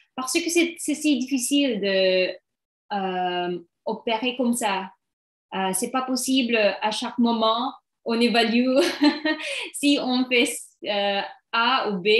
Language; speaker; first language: French; non-native, learner; English